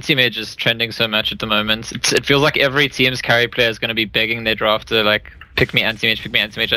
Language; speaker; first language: English; native; English